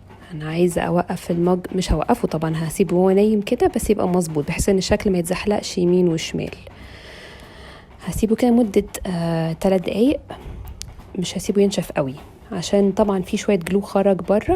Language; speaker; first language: Arabic; native; Arabic